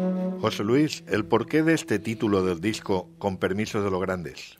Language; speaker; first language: Spanish; native; Spanish